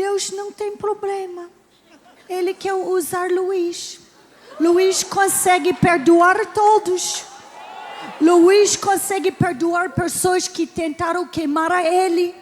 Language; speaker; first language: Portuguese; non-native, learner; English